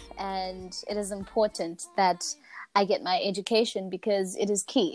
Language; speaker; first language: English; non-native, local second language; Zulu